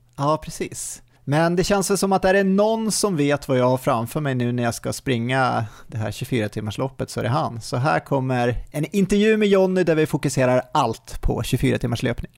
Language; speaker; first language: Swedish; native; Swedish